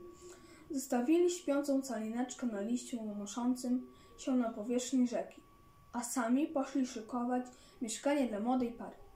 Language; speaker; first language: Polish; native; Polish